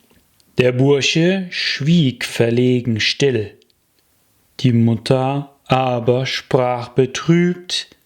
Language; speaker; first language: German; native; German